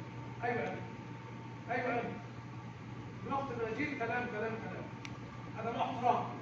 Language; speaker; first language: Arabic; non-native, learner; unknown